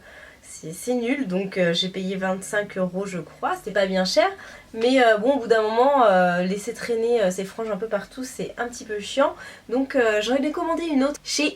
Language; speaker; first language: French; native; French